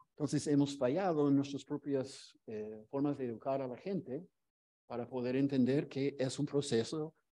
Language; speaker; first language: Spanish; non-native, fluent; English